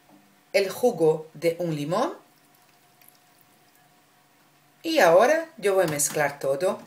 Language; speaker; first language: Spanish; non-native, learner; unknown